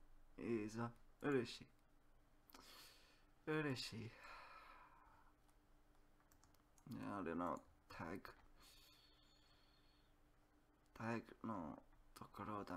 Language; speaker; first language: Japanese; non-native, learner; English